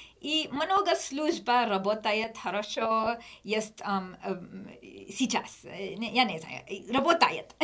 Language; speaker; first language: Russian; non-native, learner; English